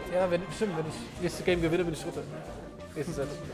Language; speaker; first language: German; native; German